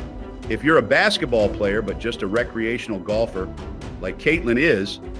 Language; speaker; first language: English; native; English